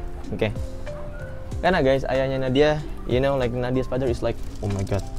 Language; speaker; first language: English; non-native, fluent; Indonesian